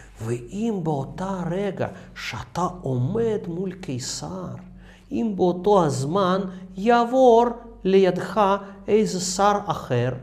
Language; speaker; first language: Hebrew; non-native, fluent; Russian